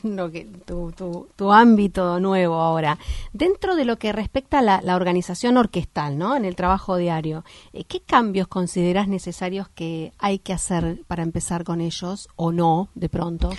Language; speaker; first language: Spanish; native; Spanish